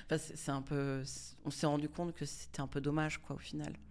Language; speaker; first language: French; native; French